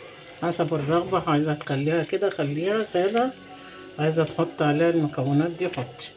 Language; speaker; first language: Arabic; native; Arabic